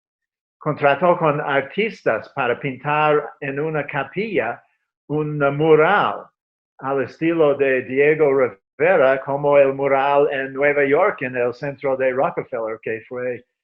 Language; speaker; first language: Spanish; non-native, fluent; English